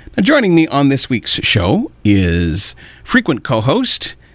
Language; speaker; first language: English; native; English